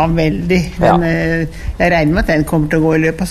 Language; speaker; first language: Norwegian; native; Norwegian